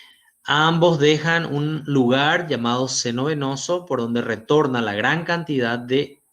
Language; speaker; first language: Spanish; native; Spanish